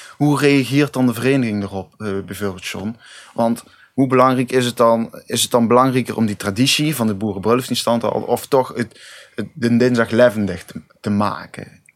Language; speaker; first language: Dutch; native; Dutch